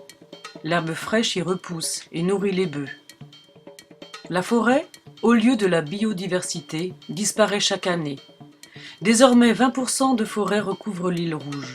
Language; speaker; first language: French; native; French